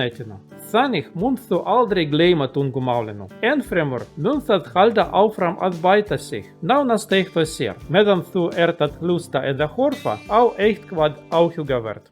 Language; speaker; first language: Icelandic; non-native, learner; Russian